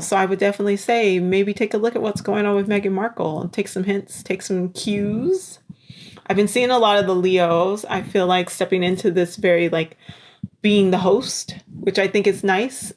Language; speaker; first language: English; native; English